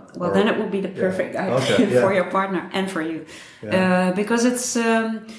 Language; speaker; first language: English; non-native, fluent; Dutch